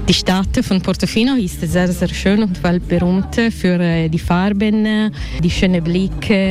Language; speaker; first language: German; non-native, learner; Italian